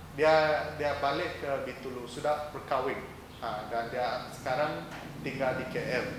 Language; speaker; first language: Malay; non-native, local second language; Chinese